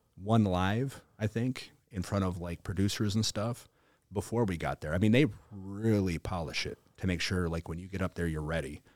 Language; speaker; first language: English; native; English